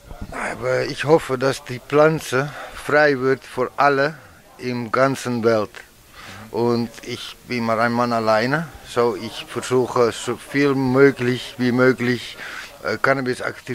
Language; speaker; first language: German; non-native, learner; Dutch